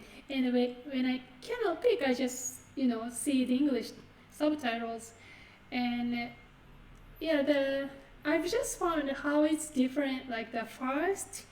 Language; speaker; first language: English; non-native, fluent; Japanese